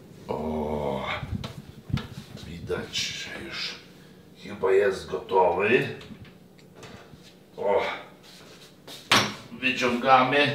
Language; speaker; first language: Polish; non-native, fluent; Lithuanian